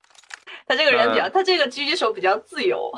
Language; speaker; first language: Chinese; native; Chinese